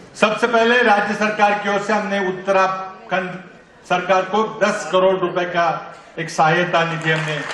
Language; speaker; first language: Hindi; non-native, local second language; Marathi